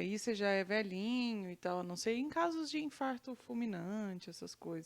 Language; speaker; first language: Portuguese; native; Portuguese